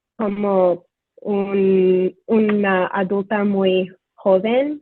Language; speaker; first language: Spanish; non-native, fluent; English